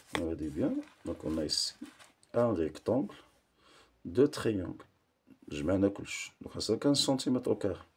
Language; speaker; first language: French; non-native, local second language; Arabic